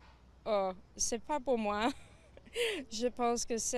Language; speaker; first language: French; non-native, learner; English